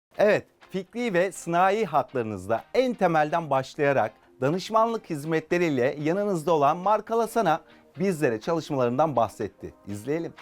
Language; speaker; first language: Turkish; native; Turkish